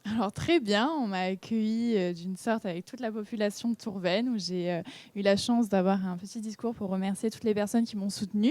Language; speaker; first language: French; native; French